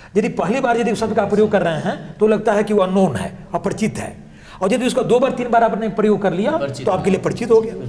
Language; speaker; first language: Hindi; native; Hindi